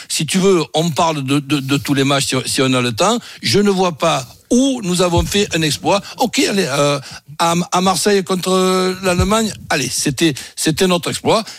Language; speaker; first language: French; native; French